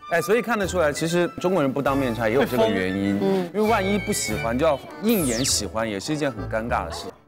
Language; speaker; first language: Chinese; native; Chinese